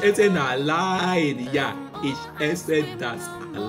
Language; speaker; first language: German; non-native, learner; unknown